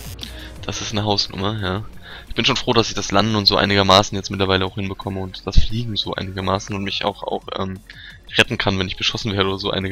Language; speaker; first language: German; native; German